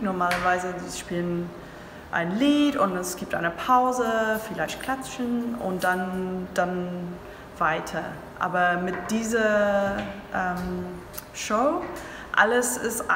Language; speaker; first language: German; non-native, learner; English